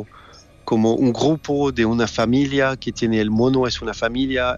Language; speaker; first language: Spanish; non-native, learner; French